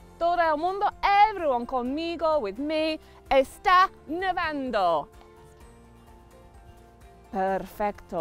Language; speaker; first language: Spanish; non-native, fluent; English